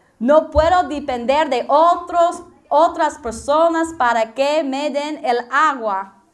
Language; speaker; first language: Spanish; non-native, learner; English